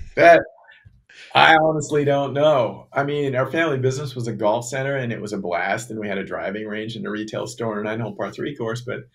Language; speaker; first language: English; native; English